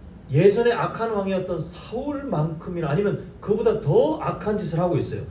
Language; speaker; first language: Korean; native; Korean